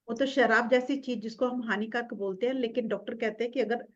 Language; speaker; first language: Hindi; non-native, local second language; Punjabi